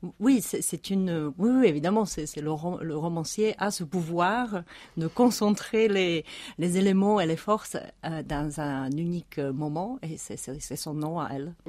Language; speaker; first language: French; non-native, fluent; Czech